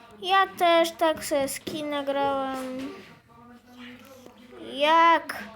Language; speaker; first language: Polish; native; Polish